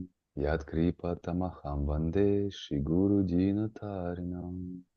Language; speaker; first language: Russian; native; Russian